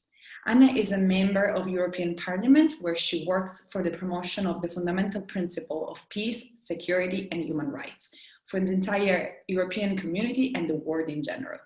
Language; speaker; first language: English; non-native, fluent; Italian